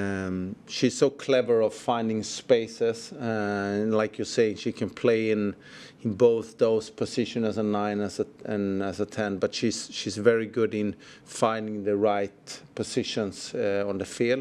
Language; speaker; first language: English; non-native, fluent; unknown